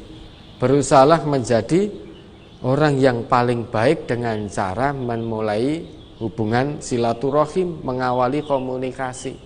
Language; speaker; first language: Indonesian; non-native, local second language; Javanese